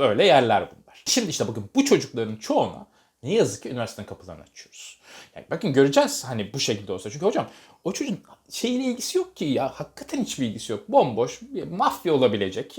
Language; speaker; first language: Turkish; native; Turkish